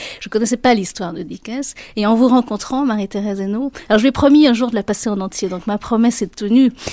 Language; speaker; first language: French; native; French